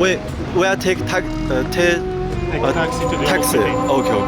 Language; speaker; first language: English; non-native, learner; Chinese